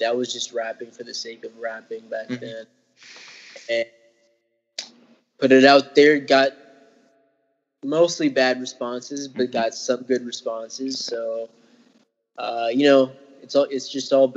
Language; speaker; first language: English; native; English